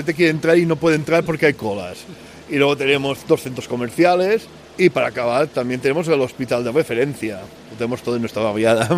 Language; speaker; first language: Spanish; native; Spanish